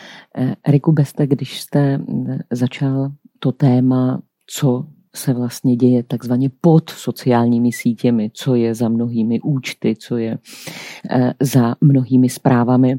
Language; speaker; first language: Czech; native; Czech